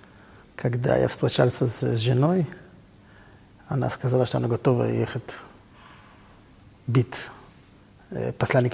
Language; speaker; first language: Russian; non-native, fluent; Hebrew